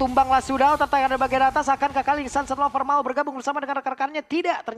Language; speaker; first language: Indonesian; native; Indonesian